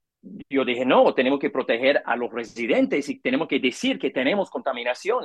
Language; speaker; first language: Spanish; non-native, learner; English